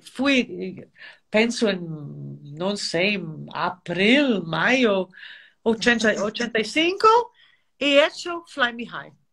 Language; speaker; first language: Spanish; non-native, learner; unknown